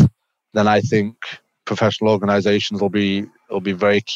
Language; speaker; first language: English; native; English